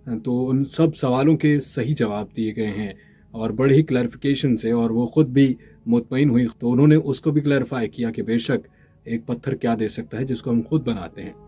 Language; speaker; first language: Urdu; native; Urdu